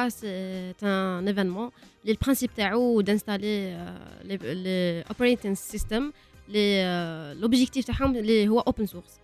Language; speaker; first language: French; non-native, local second language; Arabic